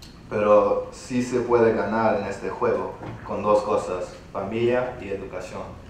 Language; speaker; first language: Spanish; early bilingual, other home language; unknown